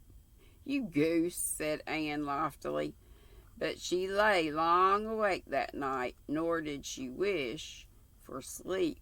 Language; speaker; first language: English; native; English